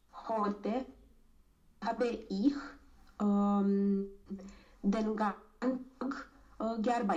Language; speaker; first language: German; non-native, learner; Romanian